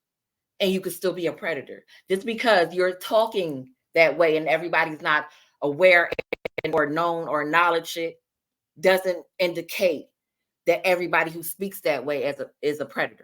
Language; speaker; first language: English; native; English